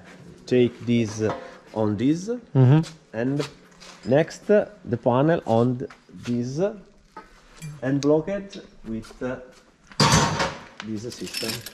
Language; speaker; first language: English; non-native, learner; Italian